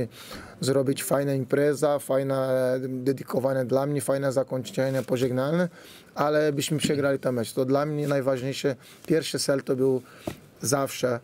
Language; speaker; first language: Polish; non-native, fluent; Portuguese